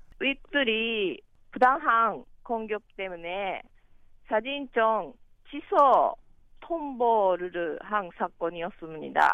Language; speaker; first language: Korean; non-native, learner; Japanese